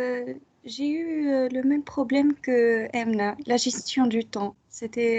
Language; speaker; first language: French; non-native, local second language; Arabic